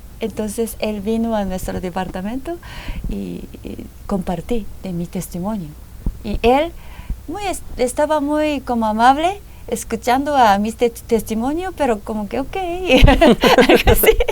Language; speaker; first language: Spanish; non-native, fluent; Japanese